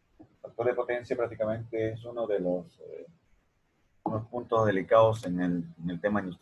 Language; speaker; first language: Spanish; native; Spanish